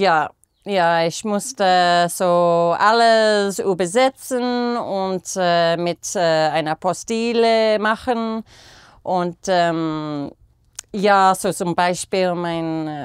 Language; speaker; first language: German; non-native, fluent; English